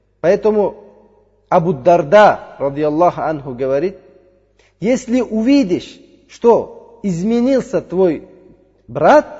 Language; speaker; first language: Russian; non-native, fluent; Uzbek